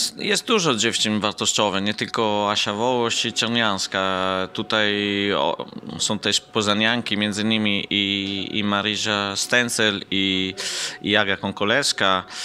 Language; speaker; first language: Polish; non-native, fluent; Italian